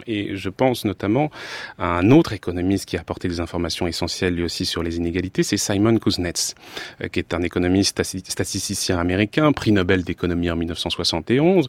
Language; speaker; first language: French; native; French